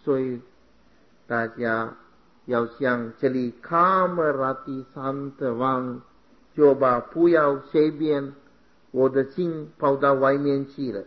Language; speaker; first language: Chinese; non-native, fluent; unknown